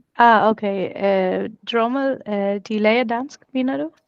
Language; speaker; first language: Danish; non-native, learner; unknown